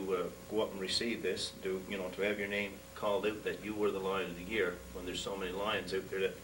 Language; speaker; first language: English; native; English